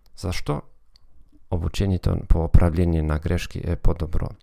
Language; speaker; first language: Bulgarian; non-native, learner; German